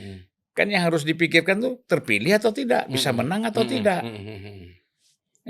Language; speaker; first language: Indonesian; native; Indonesian